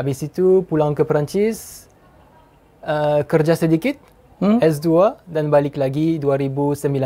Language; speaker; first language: Indonesian; non-native, fluent; French